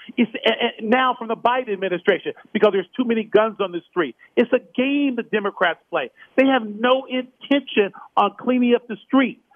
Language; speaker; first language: English; native; English